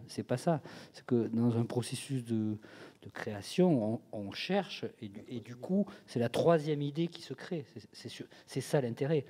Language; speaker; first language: French; native; French